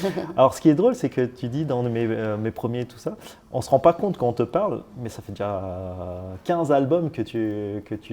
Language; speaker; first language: French; native; French